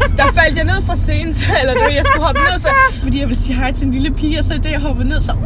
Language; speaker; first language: Danish; native; Danish